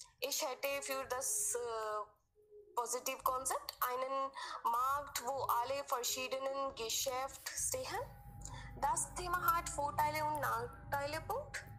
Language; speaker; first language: German; non-native, learner; Hindi